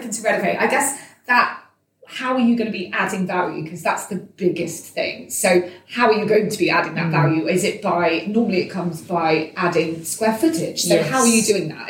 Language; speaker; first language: English; native; English